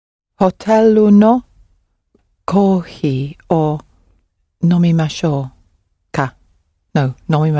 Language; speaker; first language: Japanese; non-native, learner; English